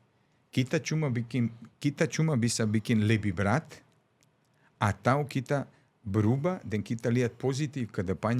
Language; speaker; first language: Indonesian; non-native, fluent; Serbian